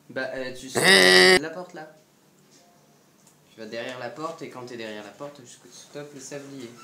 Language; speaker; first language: French; native; French